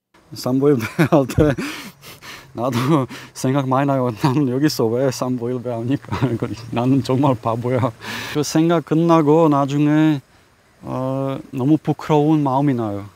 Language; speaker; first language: Korean; non-native, learner; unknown